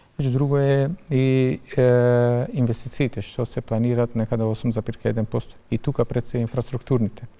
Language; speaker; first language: Macedonian; non-native, local second language; Albanian